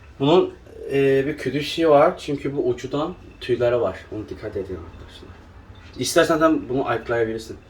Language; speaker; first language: Turkish; non-native, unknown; Chinese